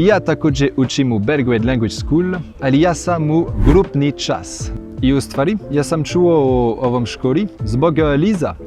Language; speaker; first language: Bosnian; non-native, learner; French